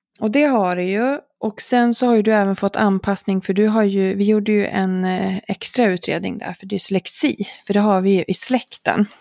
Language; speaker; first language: Swedish; native; Swedish